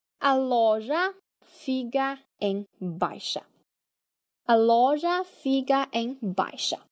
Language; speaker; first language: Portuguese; non-native, fluent; Chinese